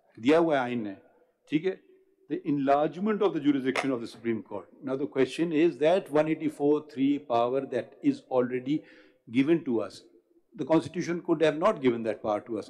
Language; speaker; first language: English; non-native, local second language; Urdu